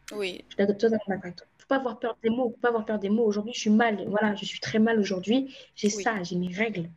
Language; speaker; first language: French; native; French